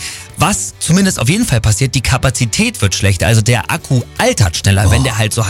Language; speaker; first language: German; native; German